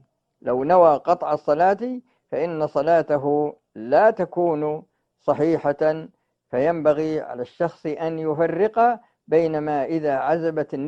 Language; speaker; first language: Arabic; native; Arabic